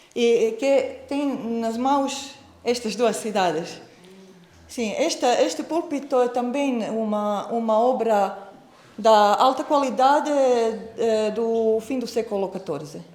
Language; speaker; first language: Portuguese; non-native, fluent; Croatian